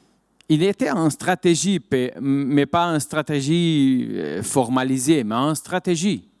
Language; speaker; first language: French; non-native, fluent; Portuguese